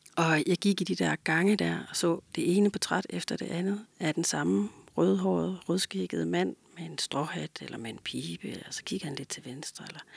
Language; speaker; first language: Danish; native; Danish